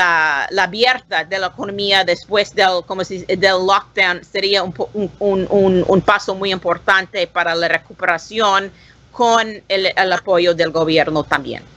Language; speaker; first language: Spanish; non-native, learner; English